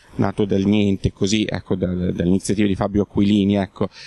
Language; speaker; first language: Italian; native; Italian